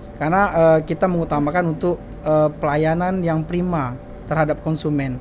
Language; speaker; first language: Indonesian; native; Indonesian